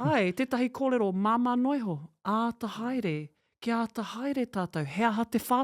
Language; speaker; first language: Māori; non-native, local second language; English